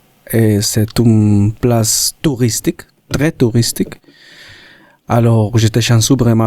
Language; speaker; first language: French; non-native, learner; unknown